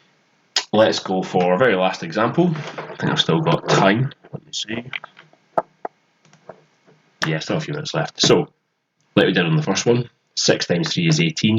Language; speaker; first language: English; native; English